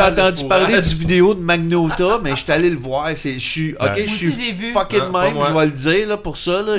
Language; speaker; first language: French; native; French